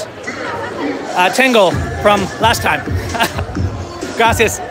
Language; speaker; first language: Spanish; non-native, learner; English